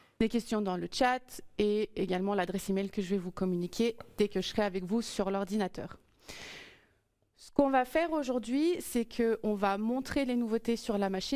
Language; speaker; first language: French; native; French